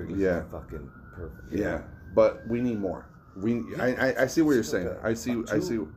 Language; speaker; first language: English; early bilingual, other home language; Spanish